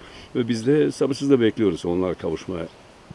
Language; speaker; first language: Turkish; non-native, fluent; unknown